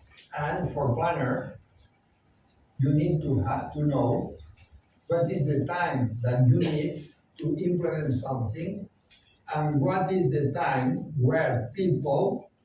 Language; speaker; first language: English; non-native, fluent; Spanish